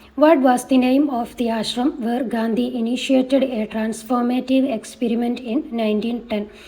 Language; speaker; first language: English; non-native, local second language; Malayalam